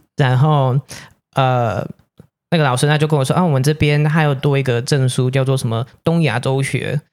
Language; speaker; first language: Chinese; non-native, fluent; English